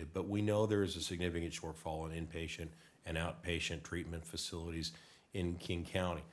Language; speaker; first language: English; native; English